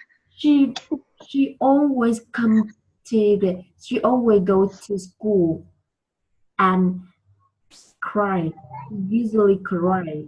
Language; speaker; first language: English; non-native, learner; Vietnamese